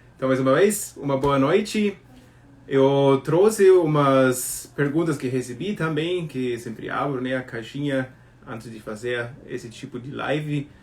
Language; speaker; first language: Portuguese; non-native, fluent; German